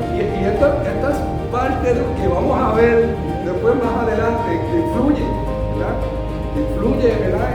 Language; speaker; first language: Spanish; early bilingual, heritage; Spanish